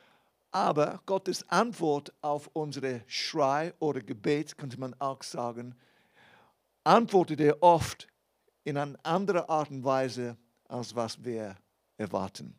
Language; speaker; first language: German; non-native, fluent; English